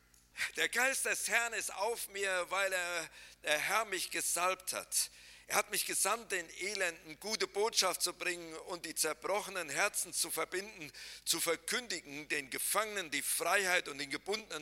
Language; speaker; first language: German; native; German